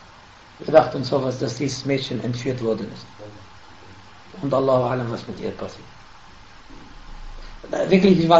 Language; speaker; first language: German; non-native, fluent; Arabic